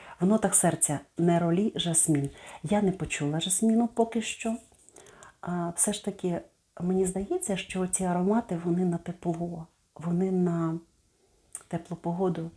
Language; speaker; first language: Ukrainian; native; Ukrainian